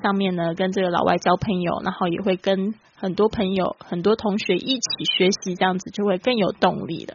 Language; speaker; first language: Chinese; native; Chinese